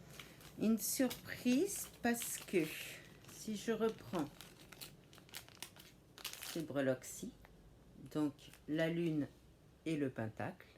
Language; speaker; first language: French; native; French